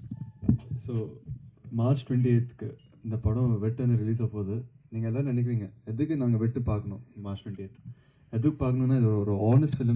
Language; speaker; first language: Tamil; non-native, local second language; Telugu